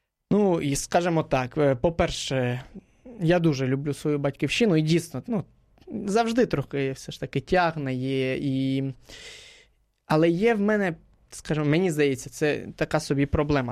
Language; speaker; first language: Ukrainian; non-native, fluent; Spanish